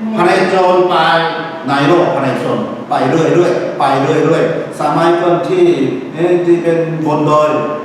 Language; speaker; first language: Thai; non-native, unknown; Korean